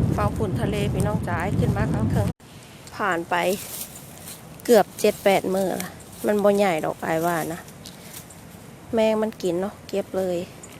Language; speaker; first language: Thai; native; Thai